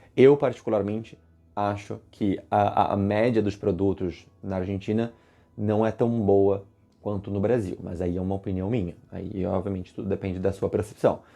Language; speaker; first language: Portuguese; native; Portuguese